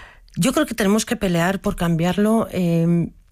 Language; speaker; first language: Spanish; native; Spanish